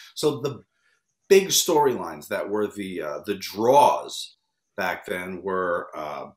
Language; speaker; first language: English; native; English